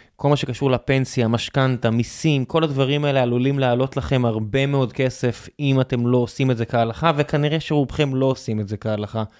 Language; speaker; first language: Hebrew; native; Hebrew